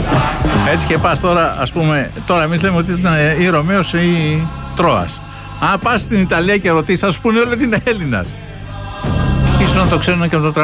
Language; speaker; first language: Greek; native; Greek